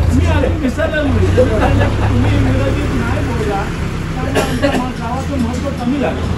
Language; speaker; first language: Marathi; native; Marathi